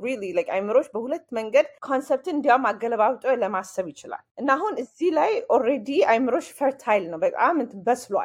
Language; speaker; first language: Amharic; early bilingual, heritage; Amharic